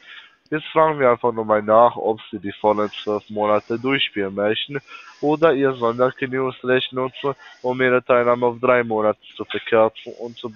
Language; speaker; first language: German; non-native, fluent; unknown